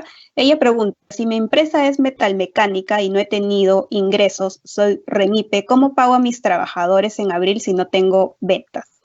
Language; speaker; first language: Spanish; native; Spanish